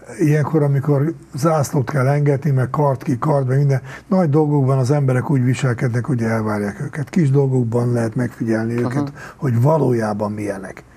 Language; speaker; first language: Hungarian; native; Hungarian